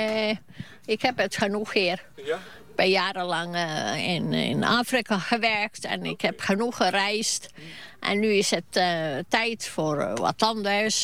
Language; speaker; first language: Dutch; non-native, fluent; Finnish